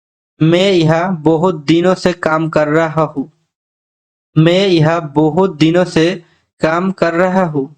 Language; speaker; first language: Hindi; non-native, fluent; Bangla